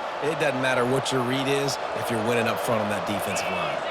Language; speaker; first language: English; native; English